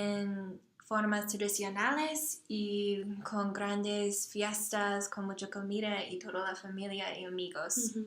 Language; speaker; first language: Spanish; non-native, learner; English